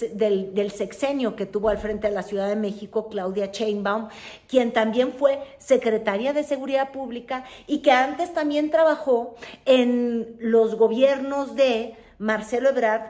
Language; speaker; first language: Spanish; native; Spanish